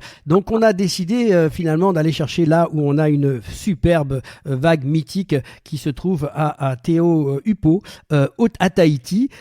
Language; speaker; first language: French; native; French